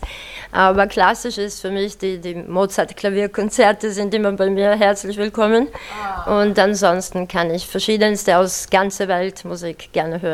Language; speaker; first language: German; native; German